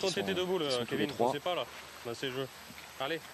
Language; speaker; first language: French; native; French